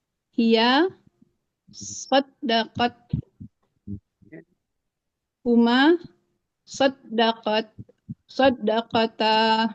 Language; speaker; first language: Arabic; non-native, learner; Indonesian